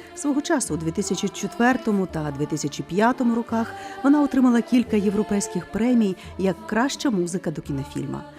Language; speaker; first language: Ukrainian; native; Ukrainian